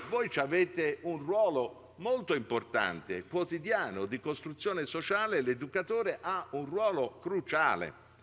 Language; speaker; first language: Italian; native; Italian